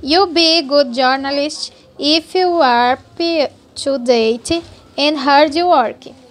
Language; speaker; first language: English; non-native, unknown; Portuguese